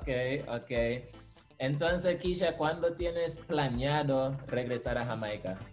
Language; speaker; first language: Spanish; non-native, local second language; English